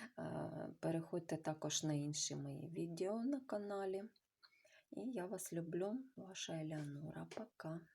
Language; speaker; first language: Ukrainian; non-native, local second language; Russian